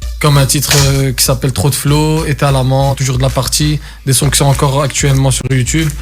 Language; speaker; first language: French; early bilingual, other home language; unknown